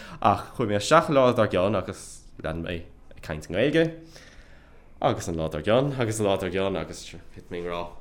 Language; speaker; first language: Irish; non-native, local second language; English